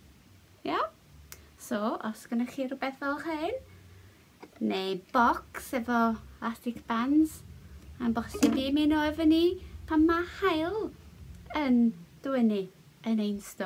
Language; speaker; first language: Welsh; non-native, local second language; English